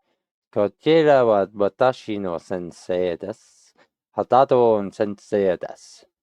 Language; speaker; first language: Japanese; non-native, learner; English